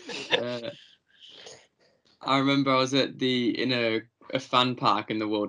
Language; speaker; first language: English; native; English